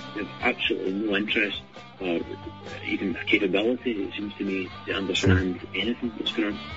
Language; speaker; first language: English; native; English